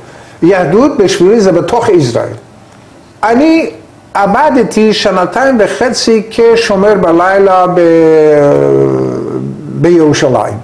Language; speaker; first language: Hebrew; non-native, learner; Persian